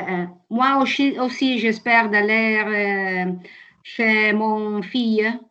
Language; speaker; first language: French; non-native, learner; Italian